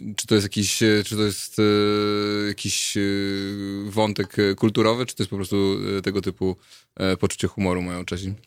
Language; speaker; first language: Polish; native; Polish